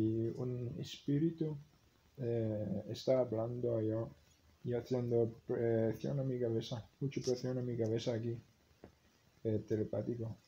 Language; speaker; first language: Spanish; non-native, learner; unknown